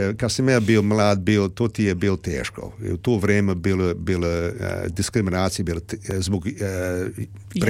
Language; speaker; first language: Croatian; early bilingual, heritage; Serbian